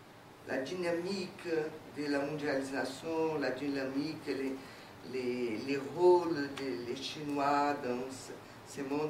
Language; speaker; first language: French; non-native, fluent; Portuguese